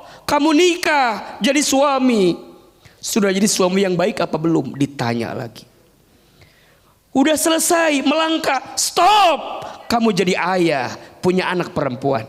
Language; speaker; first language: Indonesian; native; Indonesian